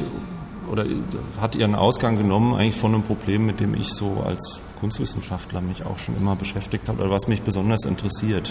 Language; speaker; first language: German; native; German